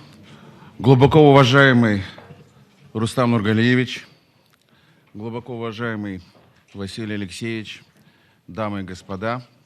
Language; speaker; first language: Russian; native; Russian